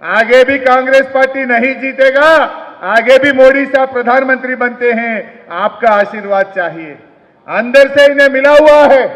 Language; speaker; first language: Hindi; non-native, local second language; Telugu